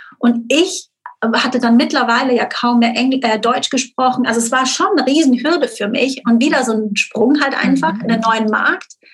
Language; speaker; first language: German; native; German